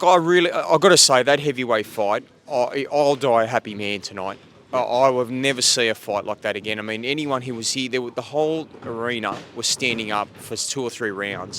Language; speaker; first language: English; native; English